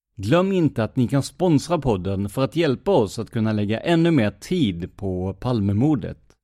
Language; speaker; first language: Swedish; native; Swedish